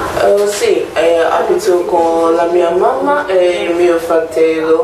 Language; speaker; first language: Italian; non-native, learner; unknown